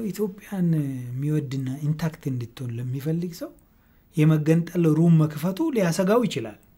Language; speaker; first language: Amharic; non-native, local second language; Oromo